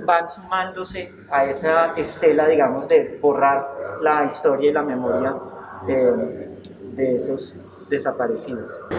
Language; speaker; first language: Spanish; native; Spanish